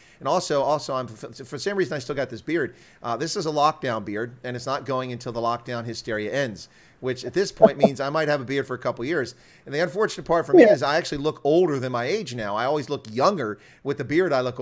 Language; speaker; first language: English; native; English